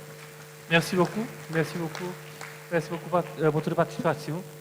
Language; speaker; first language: French; non-native, fluent; Korean